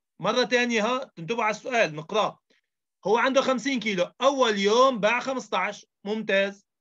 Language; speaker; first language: Arabic; native; Arabic